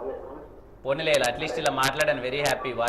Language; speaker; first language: Telugu; native; Telugu